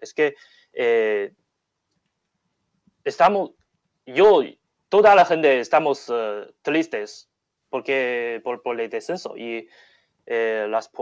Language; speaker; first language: Spanish; non-native, learner; Chinese